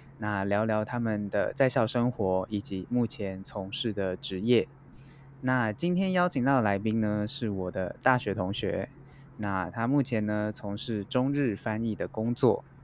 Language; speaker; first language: Chinese; native; Chinese